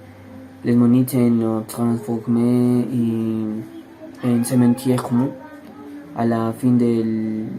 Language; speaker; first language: French; non-native, learner; Spanish